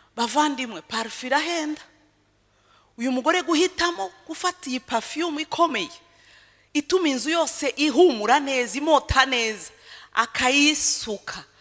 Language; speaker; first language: Kinyarwanda; early bilingual, heritage; Kinyarwanda